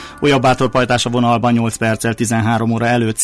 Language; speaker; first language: Hungarian; native; Hungarian